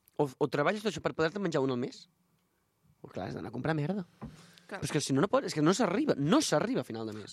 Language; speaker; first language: Catalan; native; Catalan